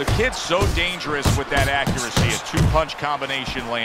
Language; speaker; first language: English; native; English